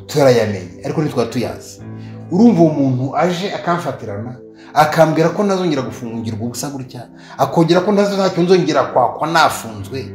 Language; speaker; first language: Kinyarwanda; native; Kinyarwanda